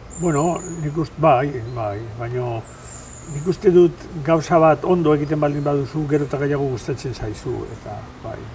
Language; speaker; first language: Basque; non-native, local second language; Spanish